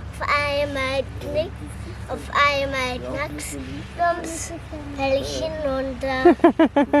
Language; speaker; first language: German; early bilingual, other home language; Turkish